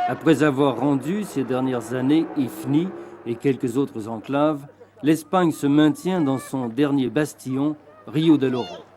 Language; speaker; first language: French; native; French